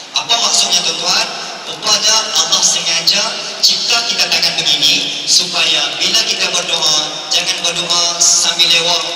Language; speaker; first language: Malay; native; Malay